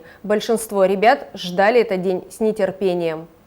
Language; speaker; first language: Russian; native; Russian